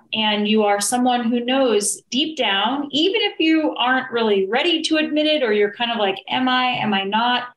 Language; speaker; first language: English; native; English